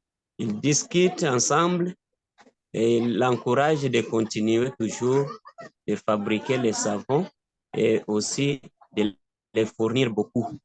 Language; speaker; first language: French; non-native, local second language; Swahili